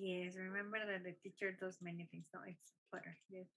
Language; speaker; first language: English; non-native, fluent; Spanish